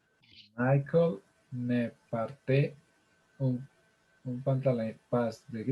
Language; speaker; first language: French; non-native, learner; Spanish